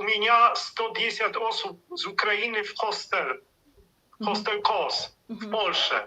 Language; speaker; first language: Ukrainian; non-native, learner; Polish